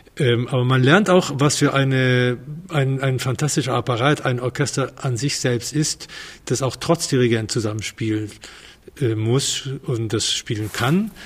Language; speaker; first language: German; non-native, fluent; Spanish